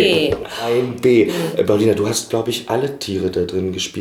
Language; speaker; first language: German; native; German